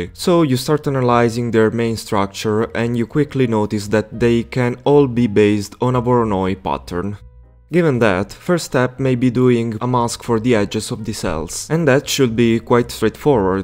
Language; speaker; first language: English; non-native, fluent; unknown